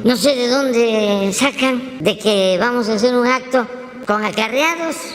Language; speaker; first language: Spanish; native; Spanish